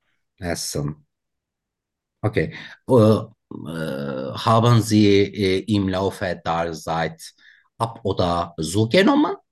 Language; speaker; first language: German; non-native, learner; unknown